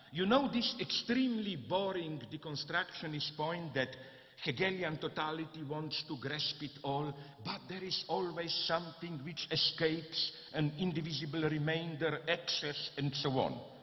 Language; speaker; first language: English; non-native, fluent; Slovenian